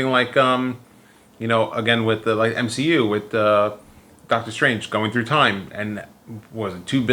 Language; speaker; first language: English; native; English